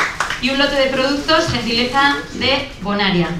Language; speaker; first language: Spanish; native; Spanish